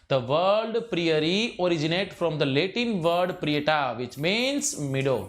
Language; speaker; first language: English; non-native, local second language; Gujarati